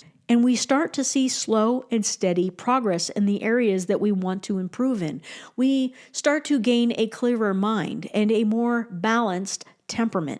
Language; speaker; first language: English; native; English